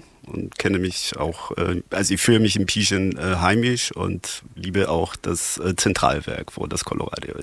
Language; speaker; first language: German; non-native, fluent; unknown